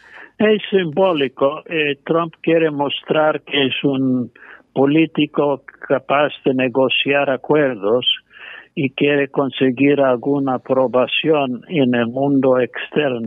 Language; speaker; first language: Spanish; non-native, fluent; English